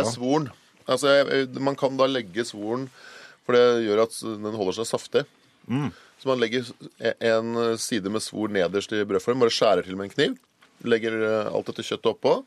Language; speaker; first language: Norwegian; native; Norwegian